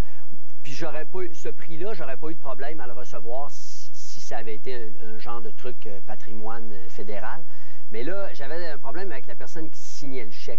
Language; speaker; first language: French; native; French